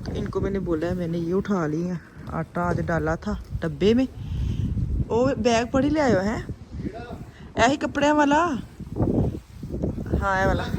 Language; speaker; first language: Hindi; non-native, local second language; Punjabi